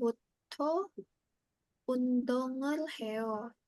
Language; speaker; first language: Korean; non-native, learner; Indonesian